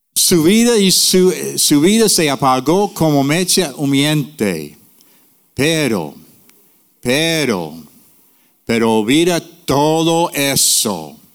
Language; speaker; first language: Spanish; non-native, fluent; English